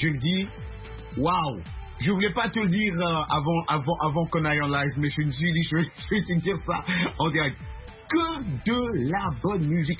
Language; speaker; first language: French; non-native, local second language; Lingala